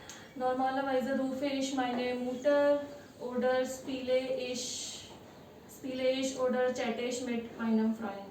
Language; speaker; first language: German; non-native, learner; Hindi